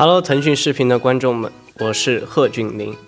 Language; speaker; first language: Chinese; native; Chinese